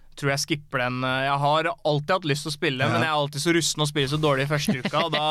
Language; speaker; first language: Norwegian; native; Norwegian